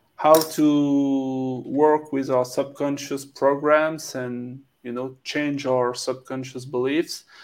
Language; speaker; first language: English; non-native, fluent; French